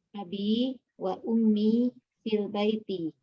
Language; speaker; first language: Arabic; non-native, learner; Indonesian